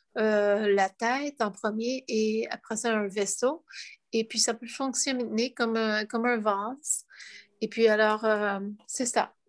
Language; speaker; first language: French; non-native, fluent; English